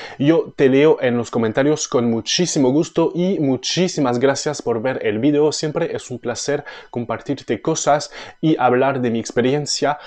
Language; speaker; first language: Spanish; non-native, fluent; French